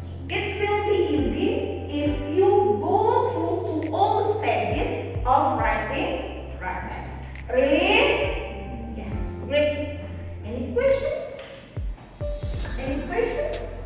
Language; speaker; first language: English; non-native, fluent; Indonesian